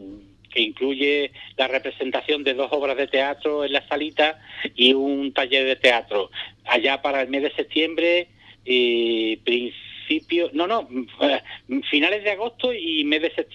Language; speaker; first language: Spanish; native; Spanish